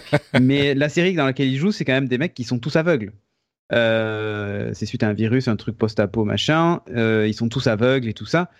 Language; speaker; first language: French; native; French